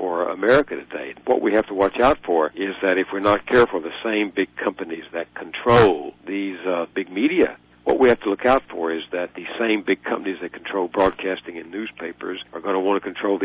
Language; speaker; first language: English; native; English